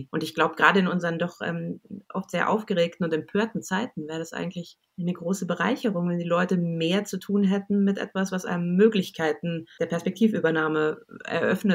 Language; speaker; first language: German; native; German